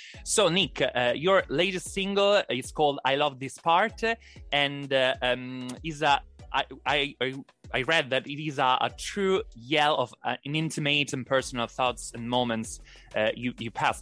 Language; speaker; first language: English; non-native, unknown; Italian